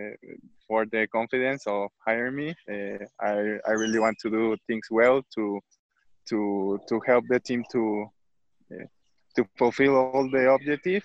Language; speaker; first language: English; non-native, fluent; Spanish